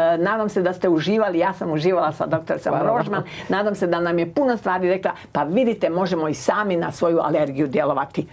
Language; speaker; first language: Croatian; native; Croatian